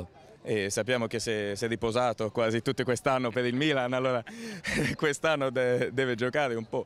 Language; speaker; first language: Italian; early bilingual, heritage; Italian